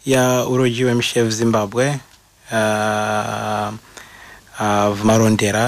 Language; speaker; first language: Polish; non-native, fluent; Shona